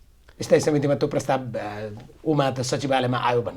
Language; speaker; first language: Nepali; native; Nepali